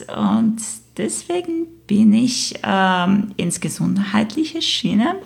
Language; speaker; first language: German; non-native, fluent; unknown